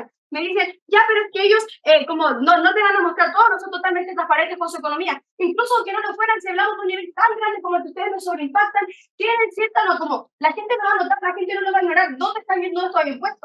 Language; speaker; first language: Spanish; native; Spanish